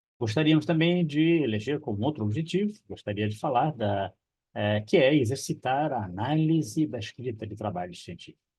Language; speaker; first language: Portuguese; non-native, local second language; Kabuverdianu